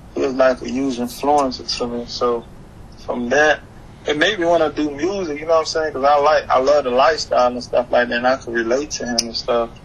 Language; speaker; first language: English; early bilingual, other home language; Haitian Creole